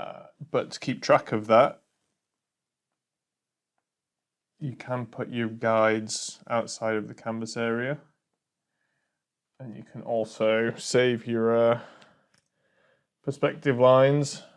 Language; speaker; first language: English; native; English